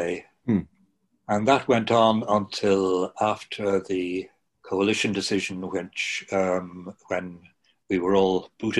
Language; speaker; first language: English; native; English